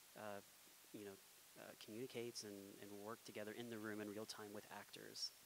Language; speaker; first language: English; native; English